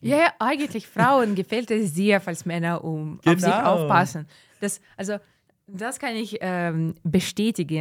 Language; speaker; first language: German; non-native, fluent; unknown